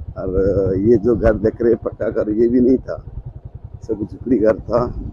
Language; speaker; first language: Hindi; non-native, local second language; Odia